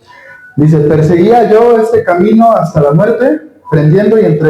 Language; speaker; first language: Spanish; native; Spanish